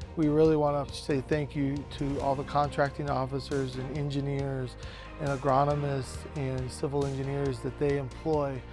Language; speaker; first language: English; native; English